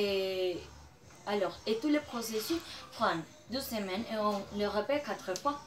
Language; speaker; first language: French; non-native, learner; Spanish